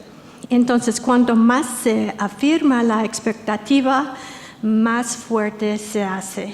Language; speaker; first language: Spanish; non-native, fluent; English